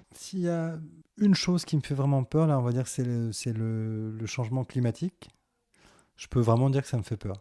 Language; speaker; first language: French; native; French